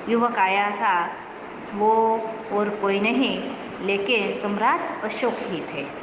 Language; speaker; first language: Hindi; non-native, local second language; Gujarati